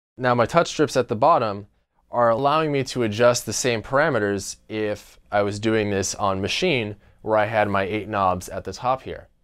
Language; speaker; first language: English; native; English